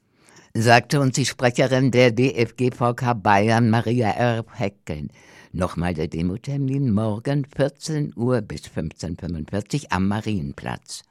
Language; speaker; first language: German; native; German